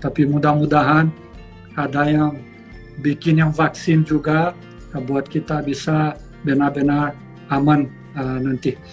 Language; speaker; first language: Indonesian; non-native, fluent; Portuguese